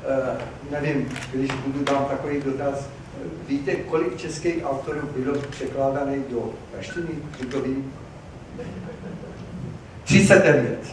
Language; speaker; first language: Czech; non-native, fluent; Persian